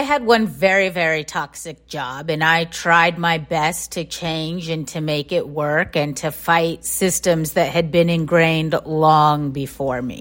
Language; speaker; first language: English; native; English